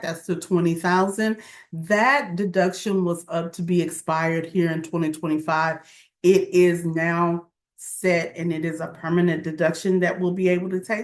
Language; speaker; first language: English; native; English